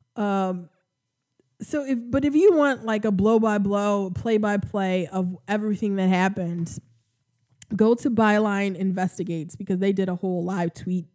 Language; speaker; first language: English; native; English